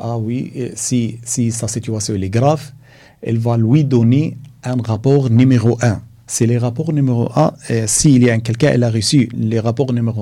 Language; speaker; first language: French; non-native, learner; Arabic